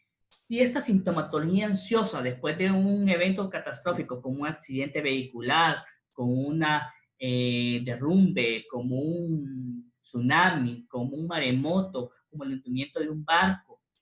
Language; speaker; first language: Spanish; native; Spanish